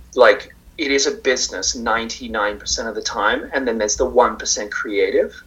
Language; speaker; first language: English; native; English